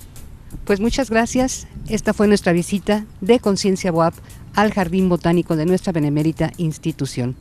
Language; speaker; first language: Spanish; native; Spanish